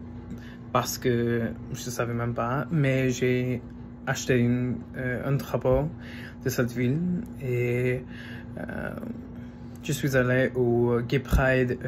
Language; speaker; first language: French; non-native, fluent; English